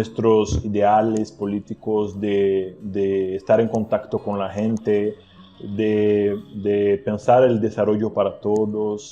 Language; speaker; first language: Spanish; non-native, fluent; Portuguese